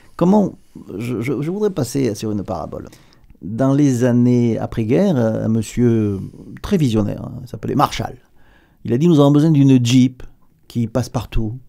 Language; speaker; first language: French; native; French